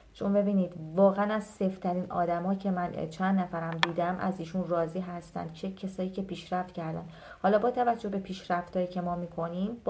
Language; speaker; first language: Persian; native; Persian